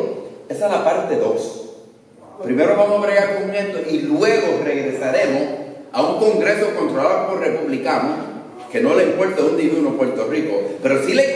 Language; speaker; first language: Spanish; early bilingual, other home language; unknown